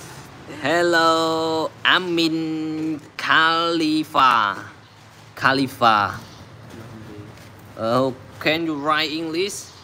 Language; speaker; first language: English; non-native, learner; Khmer